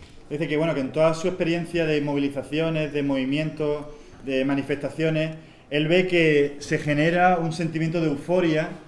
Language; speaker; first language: Spanish; native; Spanish